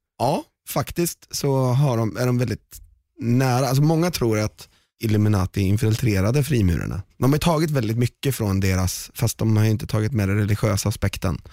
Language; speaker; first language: Swedish; native; Swedish